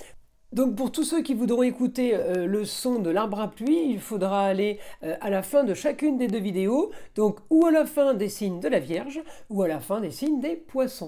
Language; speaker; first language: French; native; French